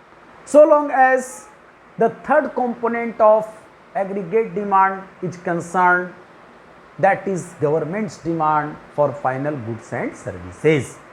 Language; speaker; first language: English; non-native, local second language; Hindi